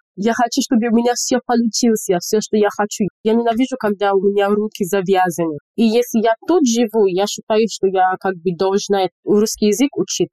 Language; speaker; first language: Russian; non-native, fluent; English